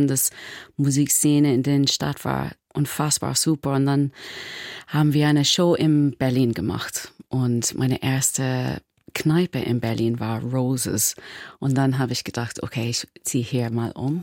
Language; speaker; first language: German; non-native, learner; English